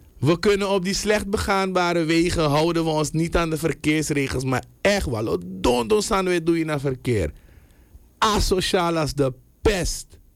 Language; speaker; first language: Dutch; native; Dutch